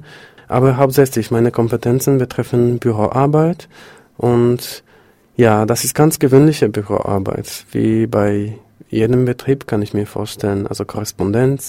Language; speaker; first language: German; non-native, fluent; Polish